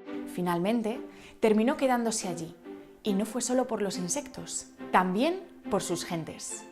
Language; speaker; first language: Spanish; native; Spanish